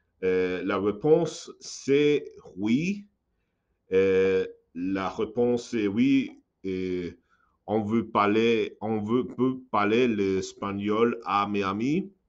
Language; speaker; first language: French; non-native, learner; English